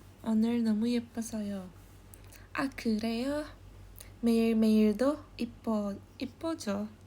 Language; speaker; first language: Korean; non-native, learner; Indonesian